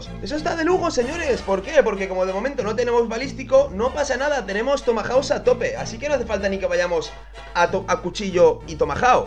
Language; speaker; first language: Spanish; native; Spanish